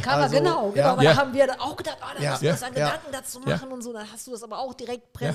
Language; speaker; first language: German; native; German